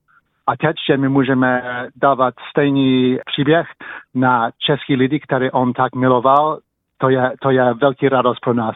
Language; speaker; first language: Czech; early bilingual, heritage; English